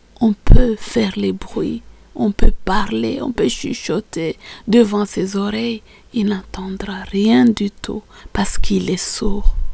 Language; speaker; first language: French; non-native, local second language; Swahili